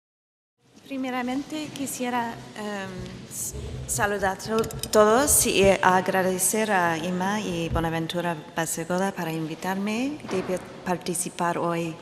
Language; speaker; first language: Spanish; non-native, fluent; English